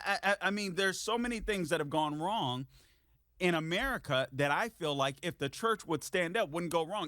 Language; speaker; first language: English; native; English